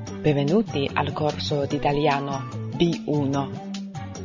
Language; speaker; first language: Italian; non-native, fluent; Chinese